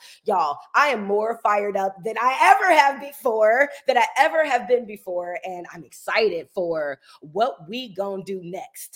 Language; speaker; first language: English; native; English